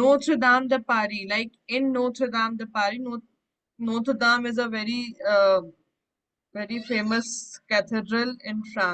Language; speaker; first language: French; non-native, fluent; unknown